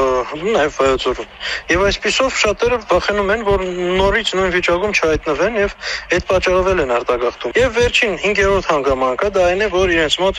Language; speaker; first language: Armenian; native; Armenian